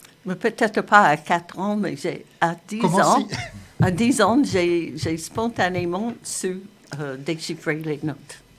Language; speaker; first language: French; non-native, fluent; English